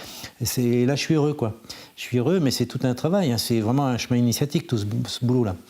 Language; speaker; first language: French; native; French